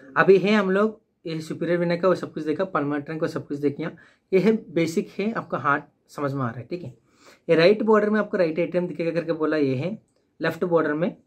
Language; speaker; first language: Hindi; non-native, local second language; Telugu